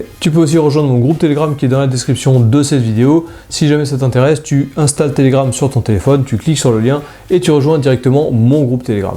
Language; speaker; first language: French; native; French